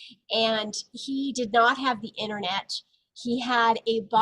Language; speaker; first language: English; native; English